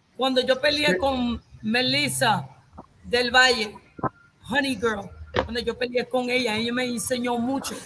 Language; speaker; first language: Spanish; native; Spanish